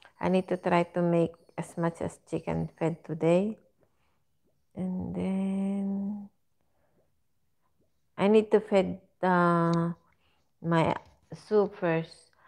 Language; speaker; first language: English; non-native, learner; Filipino